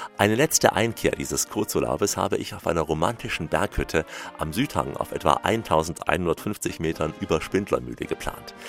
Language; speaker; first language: German; native; German